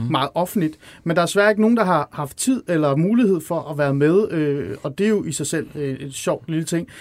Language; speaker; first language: Danish; early bilingual, other home language; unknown